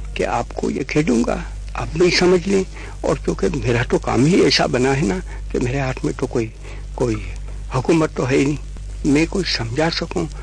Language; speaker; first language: Hindi; non-native, local second language; Gujarati